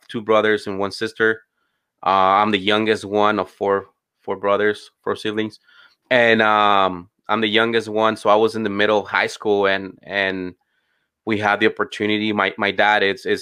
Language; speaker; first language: English; non-native, fluent; Spanish